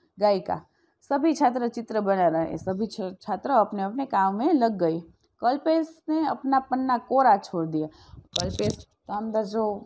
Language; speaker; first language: Hindi; non-native, local second language; Gujarati